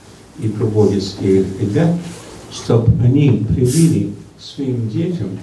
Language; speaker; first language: Russian; early bilingual, heritage; Russian